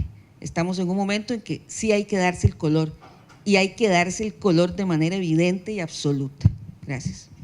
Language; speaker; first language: Spanish; native; Spanish